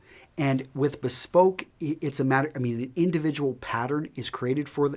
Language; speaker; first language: English; native; English